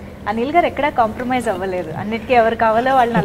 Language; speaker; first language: Telugu; native; Telugu